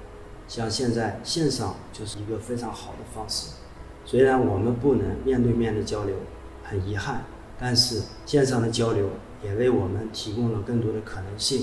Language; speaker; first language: Chinese; native; Chinese